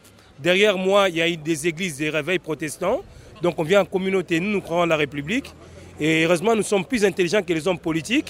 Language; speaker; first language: French; early bilingual, other home language; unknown